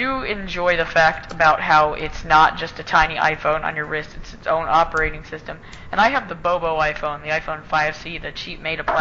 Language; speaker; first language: English; native; English